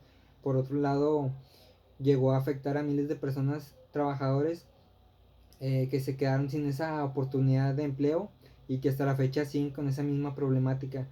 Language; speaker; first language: Spanish; native; Spanish